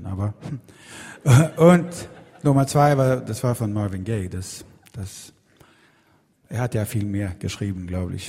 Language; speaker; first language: German; non-native, learner; Swedish